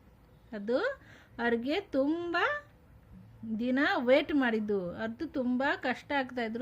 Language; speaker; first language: Kannada; non-native, local second language; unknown